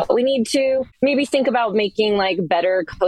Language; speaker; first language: English; native; English